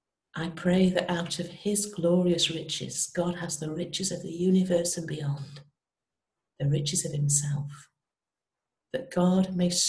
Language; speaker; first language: English; native; English